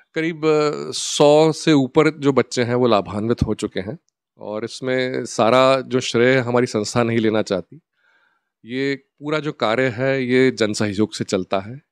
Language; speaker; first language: Hindi; native; Hindi